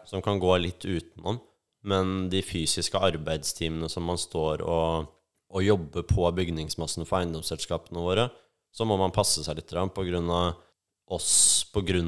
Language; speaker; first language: Norwegian; native; Norwegian